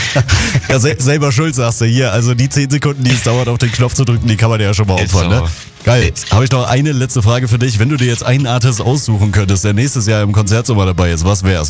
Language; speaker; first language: German; native; German